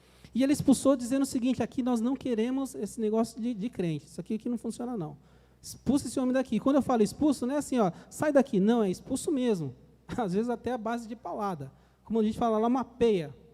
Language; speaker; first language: Portuguese; native; Portuguese